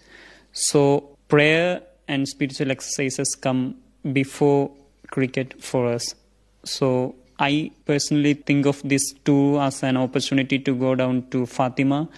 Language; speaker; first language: English; non-native, local second language; Malayalam